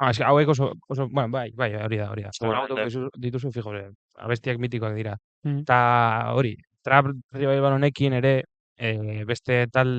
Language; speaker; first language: Basque; non-native, local second language; Spanish